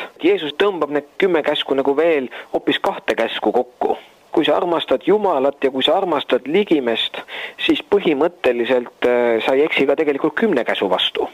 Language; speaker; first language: Estonian; native; Estonian